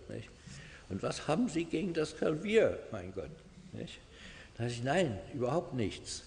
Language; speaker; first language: German; non-native, fluent; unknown